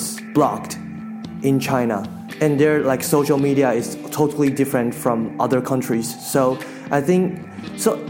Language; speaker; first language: English; non-native, fluent; Chinese